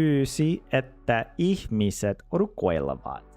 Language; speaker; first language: Finnish; non-native, learner; English